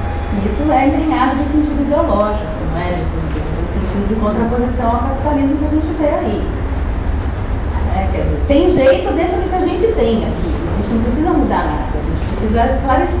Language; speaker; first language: Portuguese; native; Portuguese